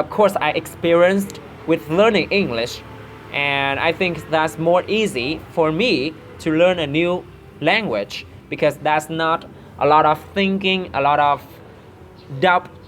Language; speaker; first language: English; non-native, learner; Vietnamese